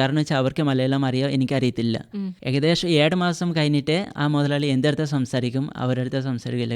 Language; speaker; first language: Malayalam; non-native, fluent; Assamese